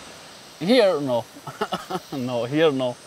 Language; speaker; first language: English; non-native, learner; Persian